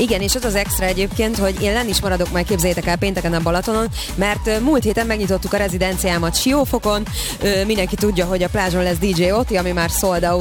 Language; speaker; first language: Hungarian; native; Hungarian